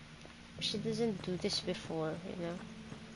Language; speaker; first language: English; non-native, local second language; Filipino